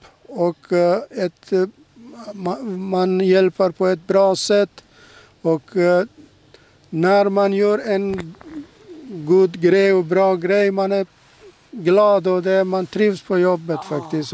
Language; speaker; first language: Swedish; non-native, local second language; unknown